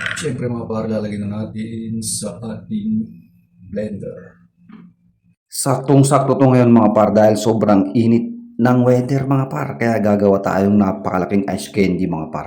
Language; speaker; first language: Filipino; native; Filipino